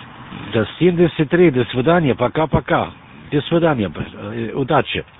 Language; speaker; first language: Russian; non-native, learner; German